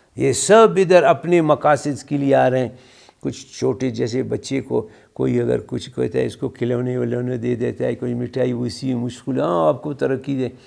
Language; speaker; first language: Urdu; non-native, local second language; Brahui